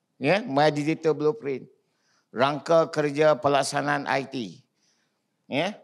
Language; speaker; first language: Malay; native; Malay